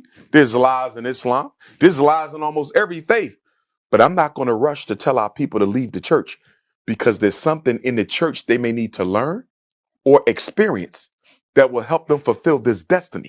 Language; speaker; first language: English; native; English